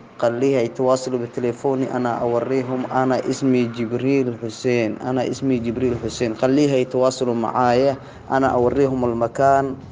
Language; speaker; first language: Arabic; non-native, local second language; Somali